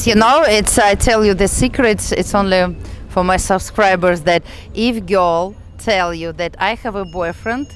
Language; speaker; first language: English; non-native, fluent; Russian